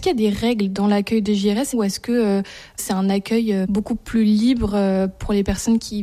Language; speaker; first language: French; native; French